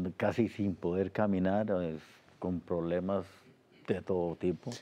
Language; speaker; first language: Spanish; native; Spanish